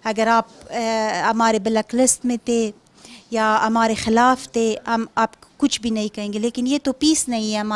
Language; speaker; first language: Hindi; non-native, fluent; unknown